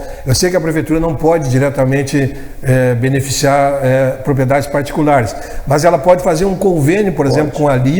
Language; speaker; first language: Portuguese; native; Portuguese